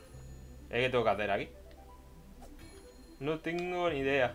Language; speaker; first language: Spanish; native; Spanish